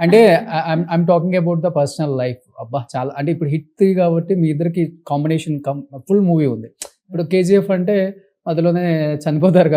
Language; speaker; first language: Telugu; native; Telugu